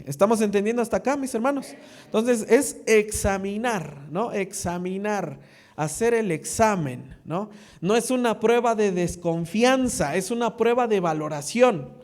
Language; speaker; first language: Spanish; native; Spanish